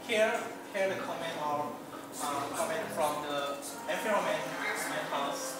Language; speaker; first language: English; non-native, learner; Indonesian